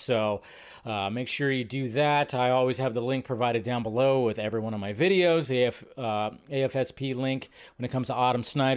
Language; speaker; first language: English; native; English